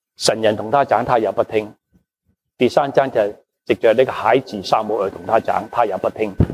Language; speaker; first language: Chinese; non-native, local second language; Cantonese